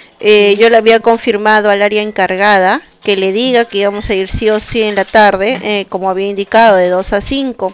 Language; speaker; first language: Spanish; native; Spanish